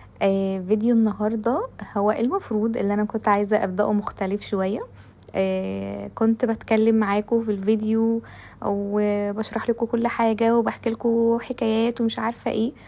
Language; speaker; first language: Arabic; native; Arabic